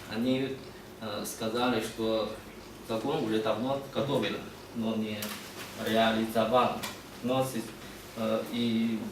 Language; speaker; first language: Russian; non-native, learner; Chinese